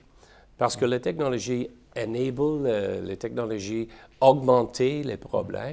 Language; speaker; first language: French; non-native, learner; English